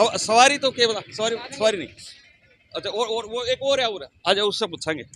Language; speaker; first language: Hindi; native; Hindi